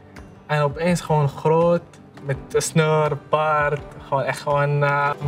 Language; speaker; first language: Dutch; early bilingual, other home language; Arabic